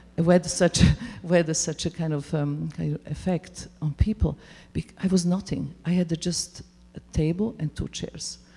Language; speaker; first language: English; non-native, fluent; Serbian